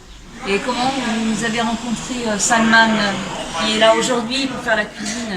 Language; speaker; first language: French; native; French